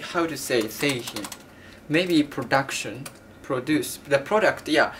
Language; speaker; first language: English; non-native, learner; Japanese